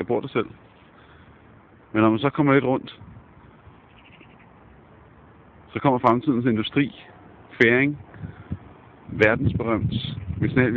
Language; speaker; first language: Danish; native; Danish